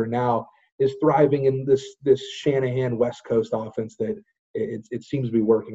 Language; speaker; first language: English; native; English